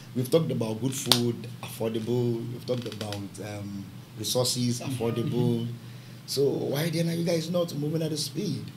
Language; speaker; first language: English; non-native, local second language; Yoruba